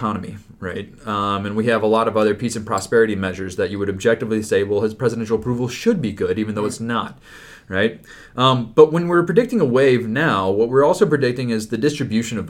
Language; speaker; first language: English; native; English